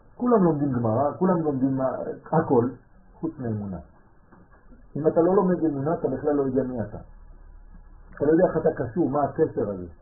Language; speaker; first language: Hebrew; non-native, fluent; French